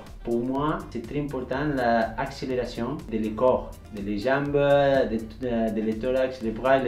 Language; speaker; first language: French; non-native, learner; Spanish